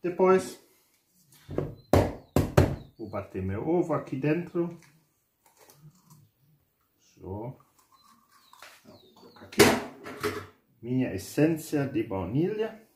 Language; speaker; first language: Portuguese; non-native, fluent; German